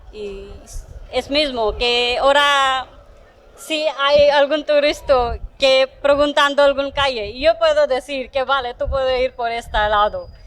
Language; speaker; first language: Spanish; non-native, learner; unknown